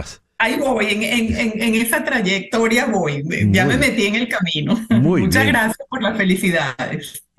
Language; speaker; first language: Spanish; native; Spanish